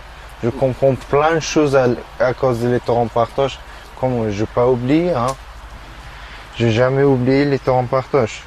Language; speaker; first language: French; non-native, learner; Persian